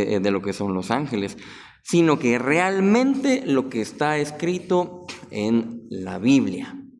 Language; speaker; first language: Spanish; native; Spanish